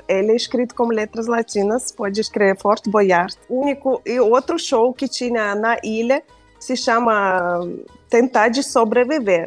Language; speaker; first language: Portuguese; non-native, fluent; Russian